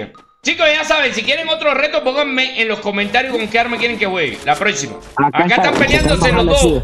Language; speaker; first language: Spanish; native; Spanish